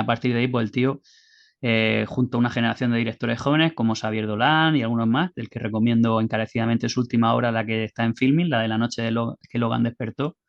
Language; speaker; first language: Spanish; native; Spanish